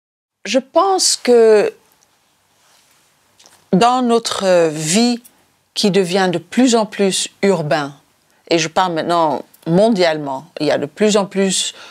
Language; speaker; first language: French; non-native, fluent; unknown